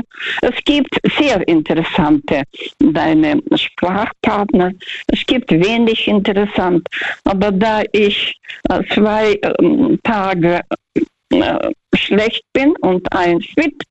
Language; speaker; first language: German; non-native, learner; Russian